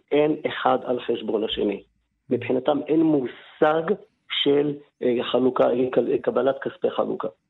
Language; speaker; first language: Hebrew; non-native, fluent; Arabic